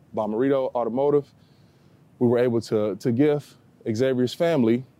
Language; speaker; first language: English; native; English